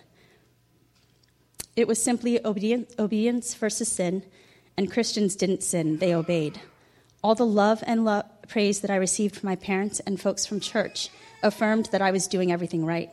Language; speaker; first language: English; native; English